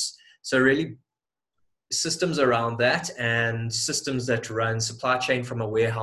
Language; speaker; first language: English; native; English